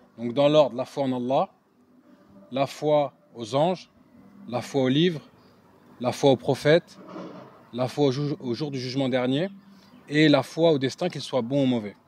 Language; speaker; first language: French; native; French